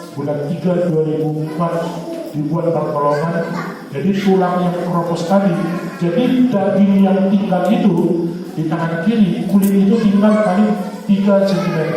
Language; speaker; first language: Indonesian; non-native, local second language; Batak Toba